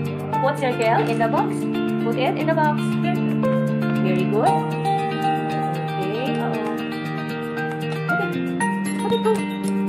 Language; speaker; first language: English; non-native, local second language; Filipino